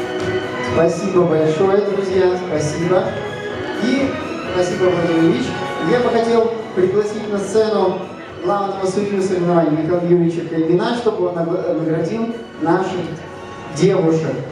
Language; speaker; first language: Russian; native; Russian